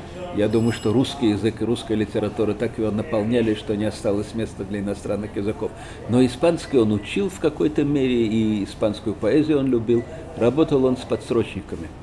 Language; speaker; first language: Russian; native; Russian